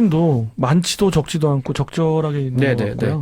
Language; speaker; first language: Korean; native; Korean